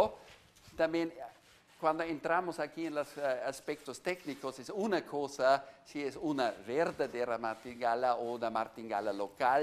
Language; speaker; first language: Spanish; non-native, fluent; German